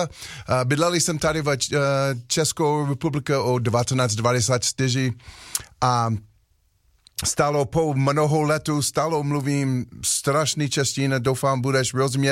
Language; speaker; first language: Czech; non-native, learner; English